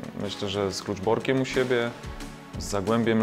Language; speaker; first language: Polish; native; Polish